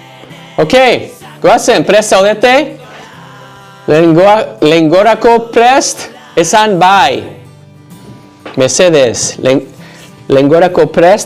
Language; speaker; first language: Basque; non-native, learner; English